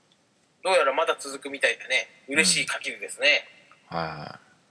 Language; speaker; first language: Japanese; native; Japanese